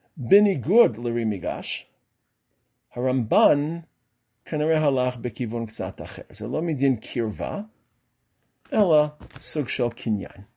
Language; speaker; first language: Hebrew; non-native, fluent; English